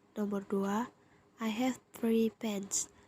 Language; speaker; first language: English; non-native, learner; Indonesian